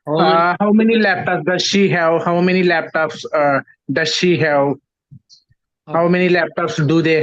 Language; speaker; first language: English; non-native, learner; Telugu